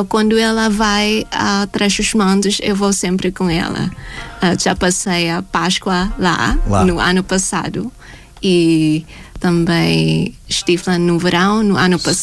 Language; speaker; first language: Portuguese; non-native, fluent; Thai